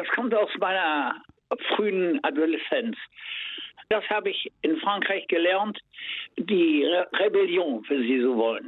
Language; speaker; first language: German; native; German